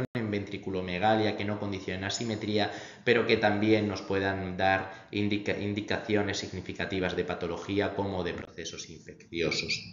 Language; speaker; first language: Spanish; native; Spanish